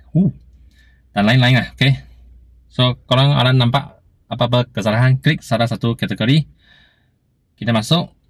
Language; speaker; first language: Malay; non-native, local second language; Chinese